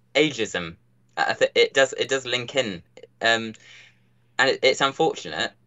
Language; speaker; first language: English; native; English